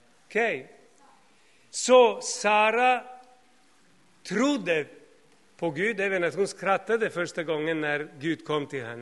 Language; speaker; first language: Swedish; non-native, fluent; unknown